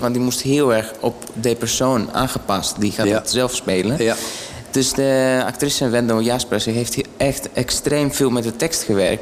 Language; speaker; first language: Dutch; non-native, fluent; Greek